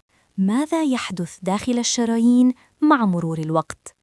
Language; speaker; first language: Arabic; native; Arabic